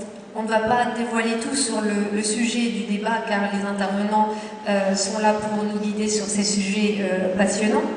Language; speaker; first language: French; native; French